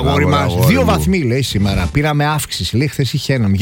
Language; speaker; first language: Greek; native; Greek